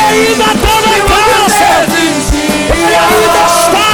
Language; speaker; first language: Portuguese; native; Portuguese